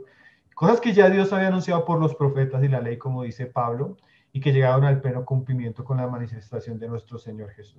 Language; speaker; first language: Spanish; native; Spanish